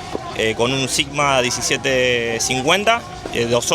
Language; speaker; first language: Spanish; native; Spanish